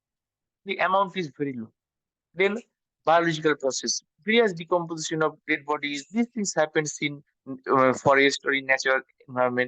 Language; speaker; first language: English; non-native, local second language; Bangla